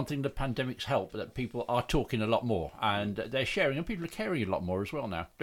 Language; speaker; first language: English; native; English